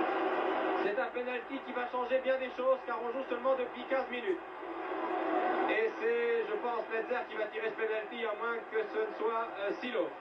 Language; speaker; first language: French; native; French